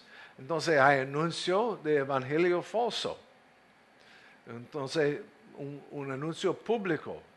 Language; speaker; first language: Spanish; non-native, fluent; English